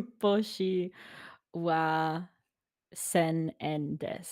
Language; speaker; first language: Japanese; non-native, learner; English